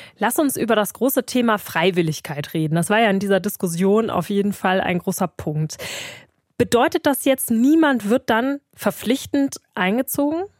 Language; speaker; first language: German; native; German